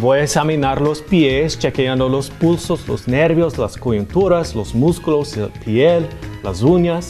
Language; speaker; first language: Spanish; non-native, fluent; English